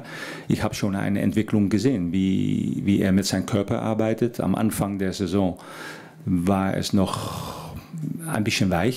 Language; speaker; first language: German; non-native, fluent; Dutch